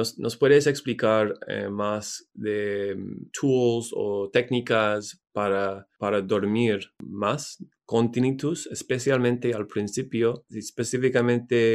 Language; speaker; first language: Spanish; non-native, learner; English